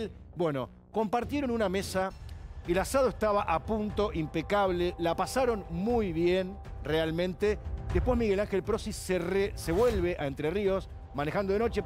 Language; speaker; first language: Spanish; native; Spanish